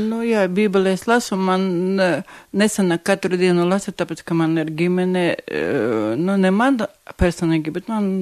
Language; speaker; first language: Latvian; non-native, local second language; Russian